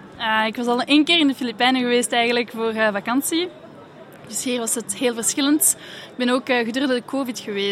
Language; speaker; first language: Dutch; non-native, fluent; French